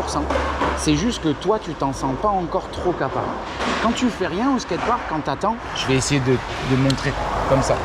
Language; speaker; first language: French; native; French